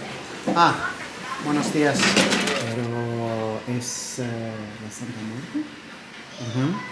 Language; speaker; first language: Spanish; non-native, learner; English